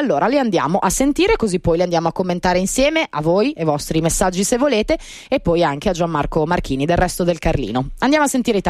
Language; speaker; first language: Italian; native; Italian